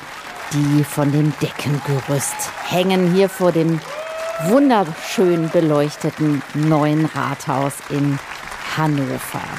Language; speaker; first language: German; native; German